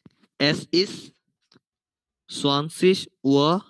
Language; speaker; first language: German; non-native, learner; Bangla